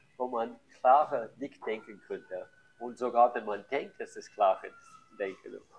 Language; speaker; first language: German; non-native, learner; English